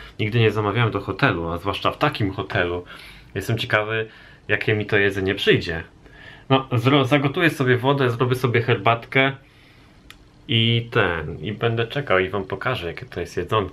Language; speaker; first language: Polish; native; Polish